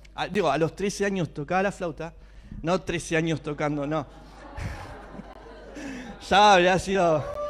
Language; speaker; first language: Spanish; native; Spanish